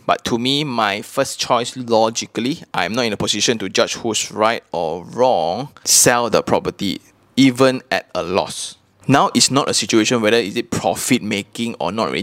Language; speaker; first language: English; non-native, local second language; Chinese